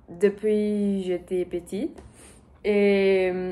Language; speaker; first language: French; non-native, learner; Portuguese